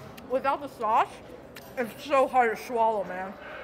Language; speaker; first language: English; early bilingual, other home language; Chinese